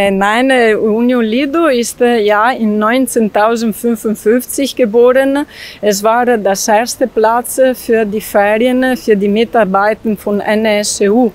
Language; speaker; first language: German; non-native, learner; Italian